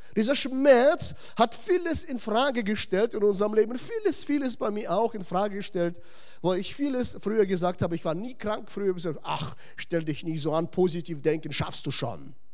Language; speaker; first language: German; non-native, fluent; Russian